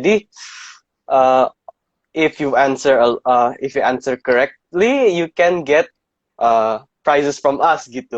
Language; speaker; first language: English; non-native, fluent; Indonesian